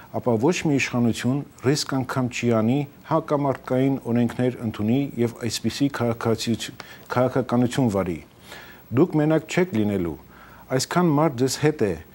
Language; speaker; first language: Armenian; early bilingual, heritage; Armenian